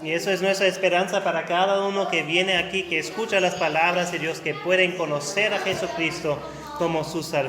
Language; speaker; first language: Spanish; non-native, fluent; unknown